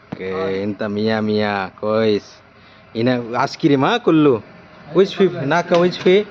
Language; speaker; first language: Arabic; non-native, learner; Nepali